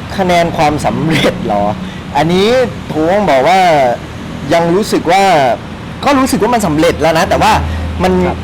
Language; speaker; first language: Thai; native; Thai